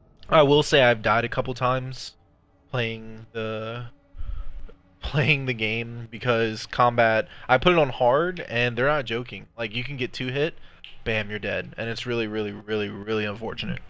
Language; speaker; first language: English; native; English